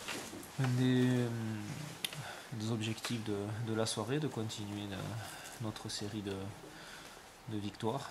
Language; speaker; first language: French; native; French